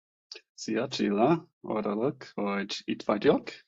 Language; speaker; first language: Hungarian; non-native, learner; English